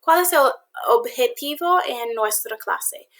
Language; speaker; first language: Spanish; non-native, learner; English